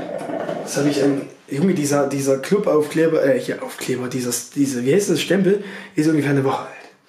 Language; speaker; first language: German; native; German